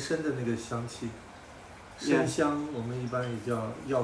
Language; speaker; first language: Chinese; native; Chinese